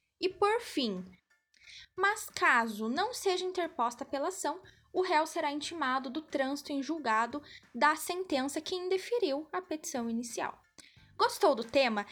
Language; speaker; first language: Portuguese; native; Portuguese